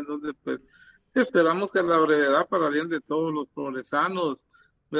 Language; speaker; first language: Spanish; native; Spanish